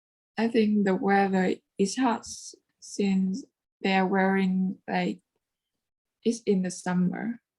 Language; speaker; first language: English; non-native, learner; Vietnamese